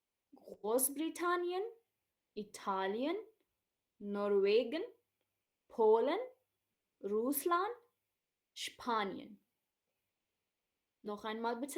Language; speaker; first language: German; non-native, fluent; Hindi